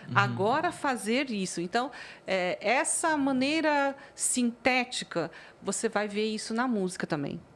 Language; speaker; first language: Portuguese; early bilingual, other home language; Chinese